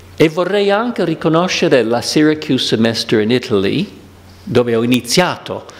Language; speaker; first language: Italian; non-native, fluent; English